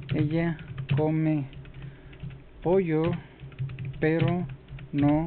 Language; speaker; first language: Italian; non-native, learner; Spanish